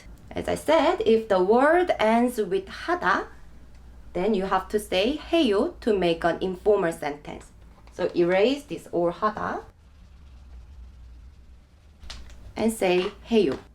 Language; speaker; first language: English; non-native, fluent; Korean